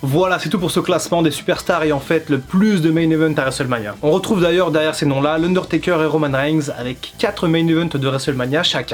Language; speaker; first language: French; native; French